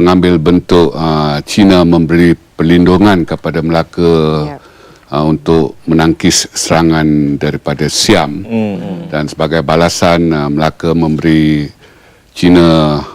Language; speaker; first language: Malay; native; Malay